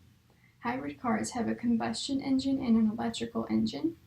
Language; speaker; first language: English; native; English